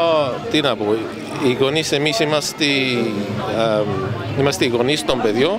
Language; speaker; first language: Greek; early bilingual, heritage; Greek